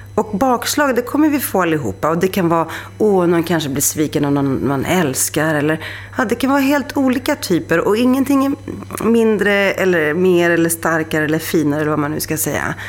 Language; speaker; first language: Swedish; early bilingual, other home language; Greek